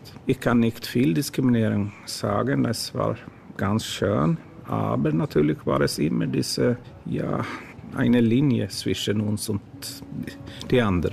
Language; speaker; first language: German; non-native, fluent; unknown